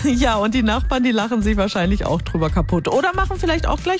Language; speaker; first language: German; native; German